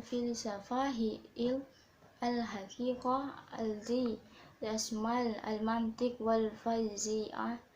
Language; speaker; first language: Arabic; non-native, learner; Indonesian